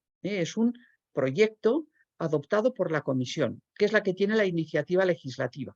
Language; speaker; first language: Spanish; native; Spanish